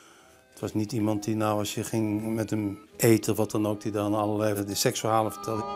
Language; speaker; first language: Dutch; native; Dutch